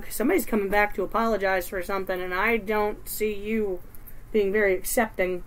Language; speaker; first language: English; native; English